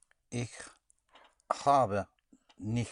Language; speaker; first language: German; non-native, learner; English